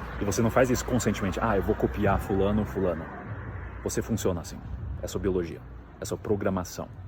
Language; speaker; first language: Portuguese; native; Portuguese